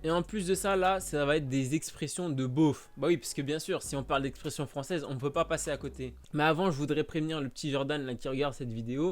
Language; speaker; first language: French; native; French